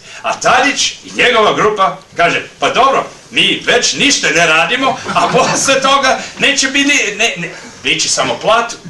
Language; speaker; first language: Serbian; early bilingual, heritage; Serbian